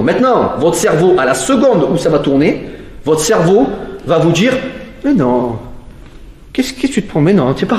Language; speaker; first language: French; native; French